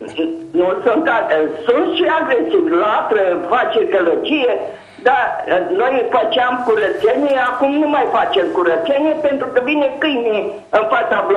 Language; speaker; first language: Romanian; non-native, local second language; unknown